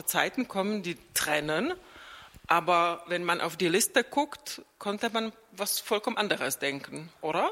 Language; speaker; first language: German; non-native, fluent; Czech